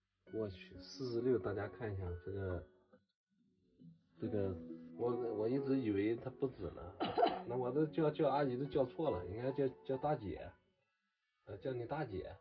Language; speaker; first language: Chinese; native; Chinese